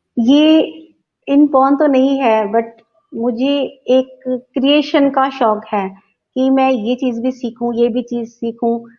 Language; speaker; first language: Hindi; non-native, local second language; Punjabi